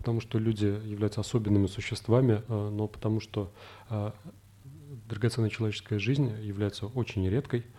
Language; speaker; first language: Russian; native; Russian